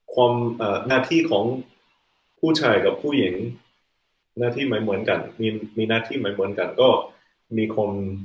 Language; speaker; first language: Thai; non-native, fluent; English